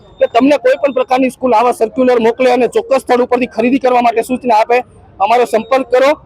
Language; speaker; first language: Gujarati; native; Gujarati